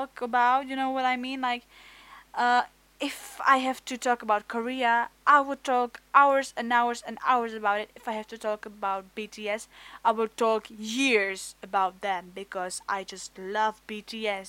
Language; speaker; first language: English; non-native, fluent; Czech